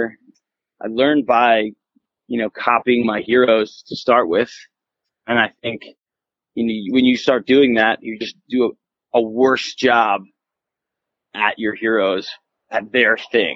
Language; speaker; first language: English; native; English